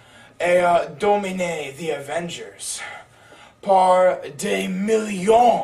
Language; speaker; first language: French; non-native, learner; English